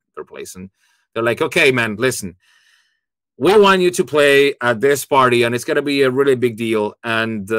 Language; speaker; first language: English; non-native, fluent; Spanish